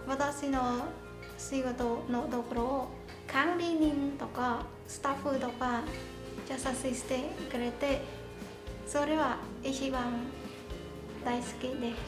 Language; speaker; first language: Japanese; non-native, learner; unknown